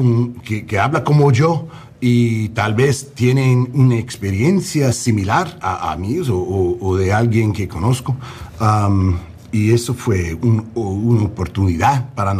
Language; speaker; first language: Spanish; non-native, learner; English